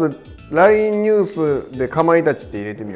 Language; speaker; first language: Japanese; native; Japanese